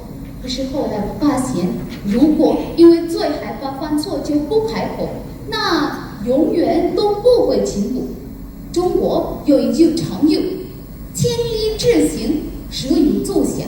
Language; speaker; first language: Chinese; non-native, learner; Hindi